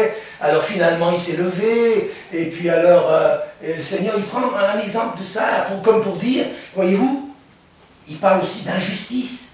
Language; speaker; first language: French; native; French